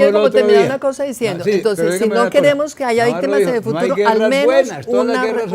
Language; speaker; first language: Spanish; native; Spanish